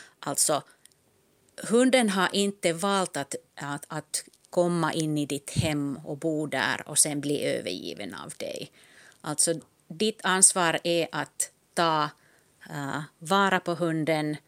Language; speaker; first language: Swedish; non-native, local second language; Finnish